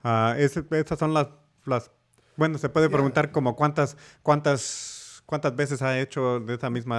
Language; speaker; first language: Spanish; early bilingual, heritage; English